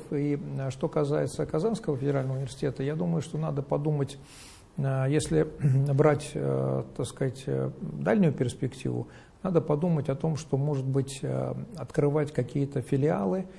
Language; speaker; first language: Russian; native; Russian